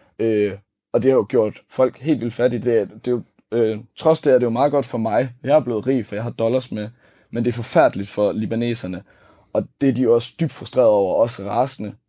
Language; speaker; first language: Danish; native; Danish